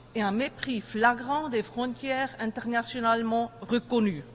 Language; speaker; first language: French; native; French